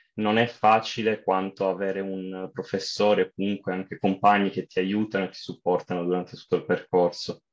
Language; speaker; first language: Italian; native; Italian